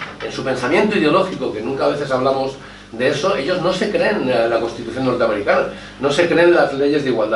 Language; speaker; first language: Spanish; native; Spanish